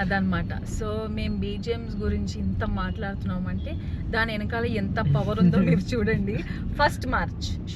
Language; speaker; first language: Telugu; native; Telugu